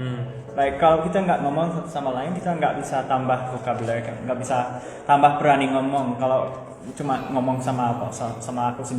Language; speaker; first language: Indonesian; non-native, fluent; English